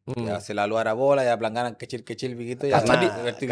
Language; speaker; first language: Indonesian; non-native, fluent; Spanish